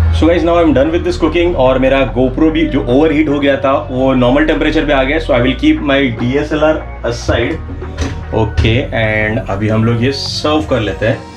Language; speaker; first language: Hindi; non-native, local second language; Marathi